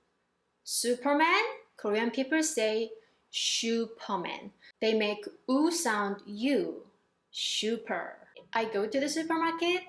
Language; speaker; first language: English; non-native, fluent; Korean